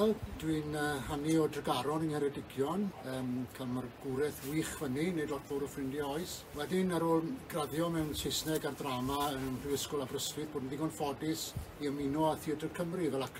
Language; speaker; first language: Welsh; native; Welsh